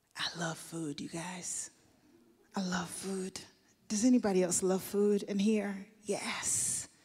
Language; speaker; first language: English; native; English